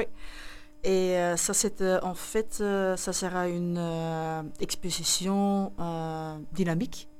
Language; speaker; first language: French; non-native, local second language; Dutch